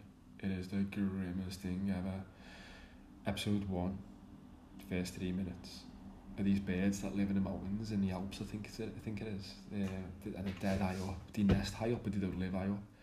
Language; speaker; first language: English; native; English